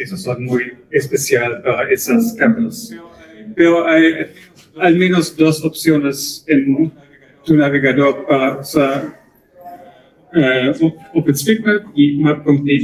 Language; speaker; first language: Spanish; non-native, learner; German